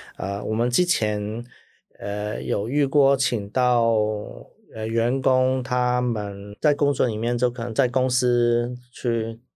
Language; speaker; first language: Chinese; non-native, local second language; Cantonese